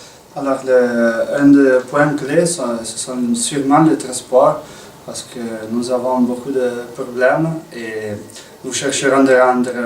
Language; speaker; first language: French; non-native, local second language; Italian